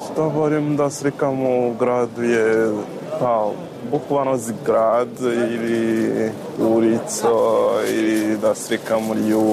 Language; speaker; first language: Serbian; non-native, learner; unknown